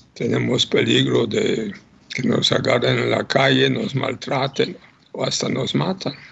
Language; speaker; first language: Spanish; non-native, fluent; Polish